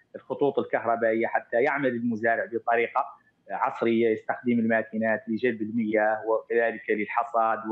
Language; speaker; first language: Arabic; native; Arabic